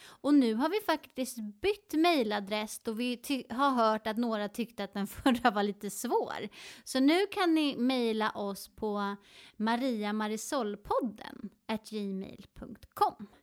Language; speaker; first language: Swedish; native; Swedish